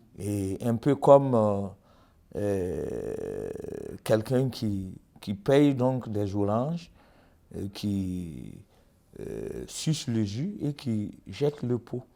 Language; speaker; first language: French; native; French